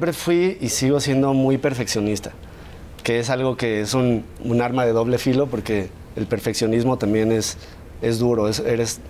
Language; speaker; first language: Spanish; native; Spanish